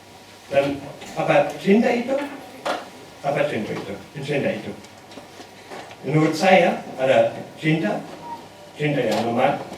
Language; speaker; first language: Indonesian; non-native, learner; German